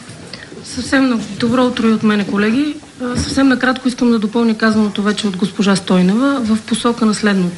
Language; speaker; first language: Bulgarian; native; Bulgarian